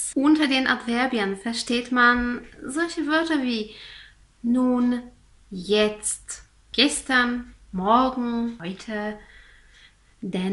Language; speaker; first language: German; non-native, fluent; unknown